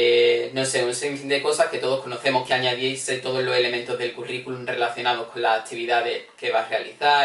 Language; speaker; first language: Spanish; native; Spanish